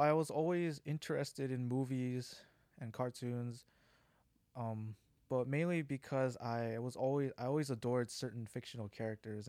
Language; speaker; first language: English; native; English